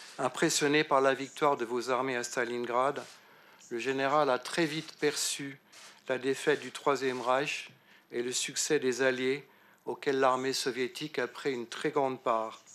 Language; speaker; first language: French; native; French